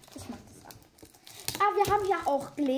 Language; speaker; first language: German; native; German